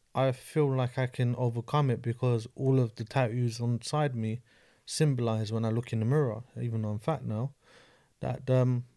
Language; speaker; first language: English; native; English